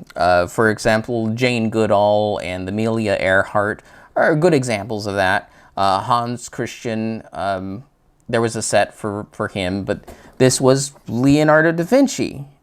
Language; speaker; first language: English; native; English